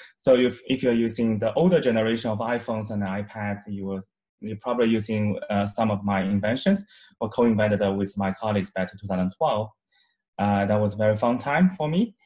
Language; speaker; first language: English; non-native, fluent; Chinese